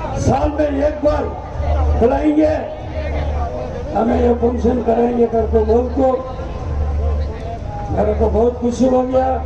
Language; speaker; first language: Hindi; non-native, local second language; Kannada